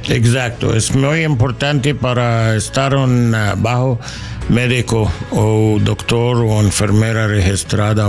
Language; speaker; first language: Spanish; non-native, learner; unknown